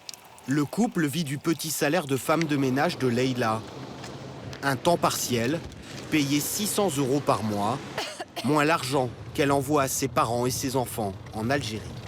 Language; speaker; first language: French; native; French